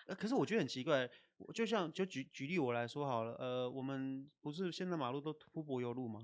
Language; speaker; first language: Chinese; native; Chinese